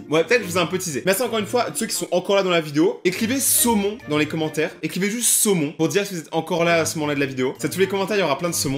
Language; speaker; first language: French; native; French